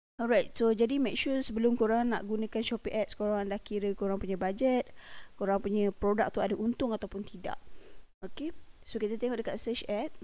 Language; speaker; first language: Malay; native; Malay